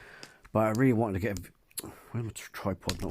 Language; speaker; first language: English; native; English